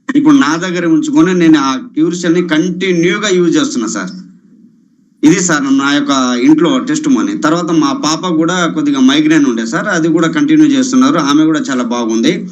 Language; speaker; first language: Telugu; non-native, local second language; Lambadi